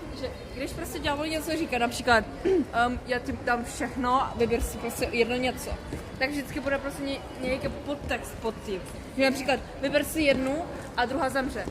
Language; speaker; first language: Czech; non-native, learner; Ukrainian